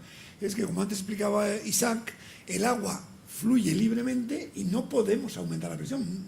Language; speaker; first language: Spanish; native; Spanish